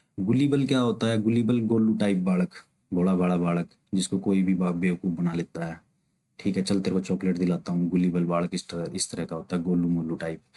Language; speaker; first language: Hindi; native; Hindi